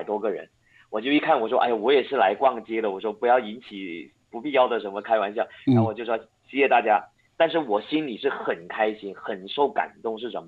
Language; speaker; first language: Chinese; non-native, local second language; Hakka Chinese